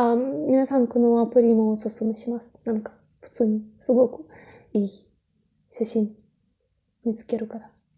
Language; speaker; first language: Japanese; non-native, learner; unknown